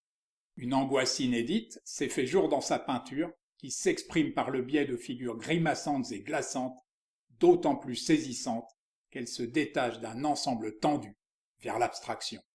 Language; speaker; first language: French; native; French